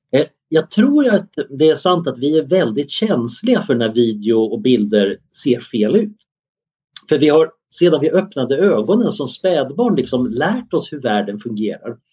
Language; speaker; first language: Swedish; native; Swedish